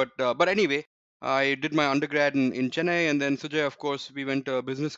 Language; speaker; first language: English; non-native, local second language; Tamil